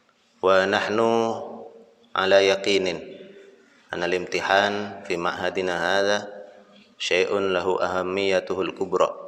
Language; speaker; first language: Arabic; non-native, fluent; Indonesian